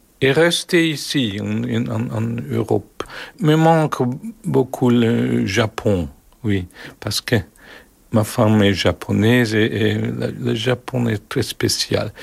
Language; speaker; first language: French; non-native, learner; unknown